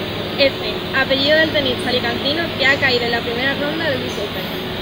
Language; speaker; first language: Spanish; native; Spanish